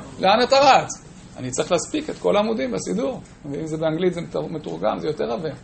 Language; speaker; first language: Hebrew; native; Hebrew